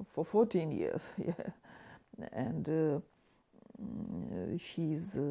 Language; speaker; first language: English; non-native, fluent; Ukrainian